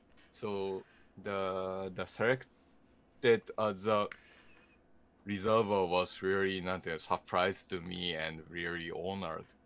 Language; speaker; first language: English; non-native, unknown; Japanese